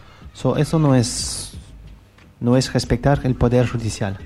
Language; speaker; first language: Spanish; non-native, learner; French